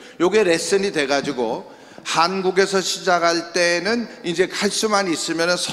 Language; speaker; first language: Korean; native; Korean